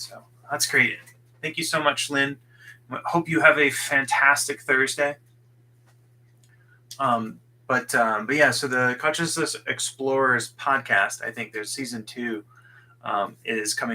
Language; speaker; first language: English; native; English